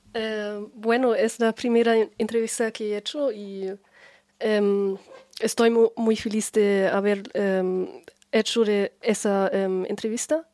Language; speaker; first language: Spanish; non-native, learner; German